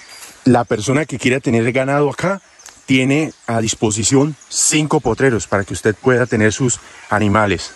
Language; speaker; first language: Spanish; native; Spanish